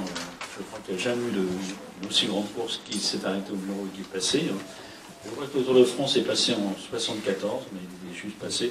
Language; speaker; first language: French; native; French